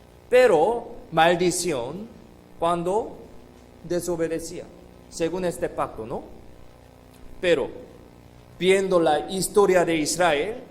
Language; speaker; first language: Spanish; non-native, fluent; Korean